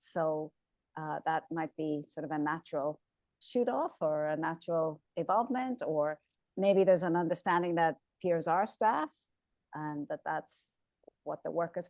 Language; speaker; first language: English; native; English